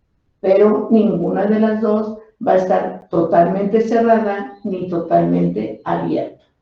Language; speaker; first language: Spanish; native; Spanish